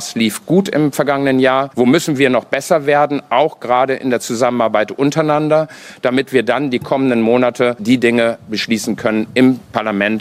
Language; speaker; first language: German; native; German